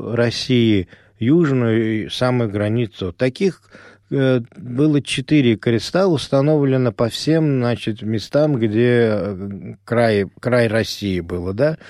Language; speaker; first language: Russian; non-native, local second language; Azerbaijani